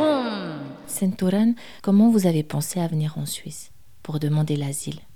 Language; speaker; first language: French; native; French